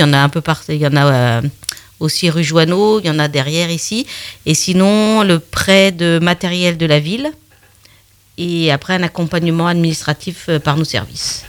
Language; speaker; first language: French; native; French